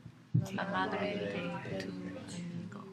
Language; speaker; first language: Spanish; non-native, learner; English